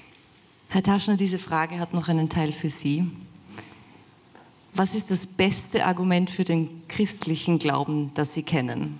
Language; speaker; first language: German; native; German